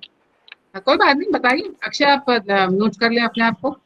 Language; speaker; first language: Hindi; native; Hindi